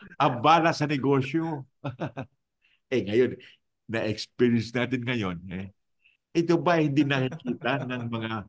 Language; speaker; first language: Filipino; non-native, local second language; Bikol